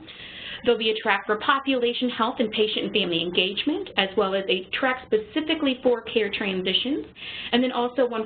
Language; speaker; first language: English; native; English